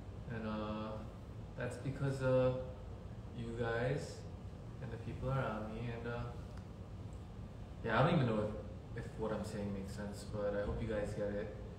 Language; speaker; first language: English; early bilingual, other home language; Korean